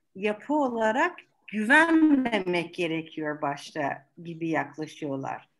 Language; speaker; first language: Turkish; early bilingual, heritage; Turkish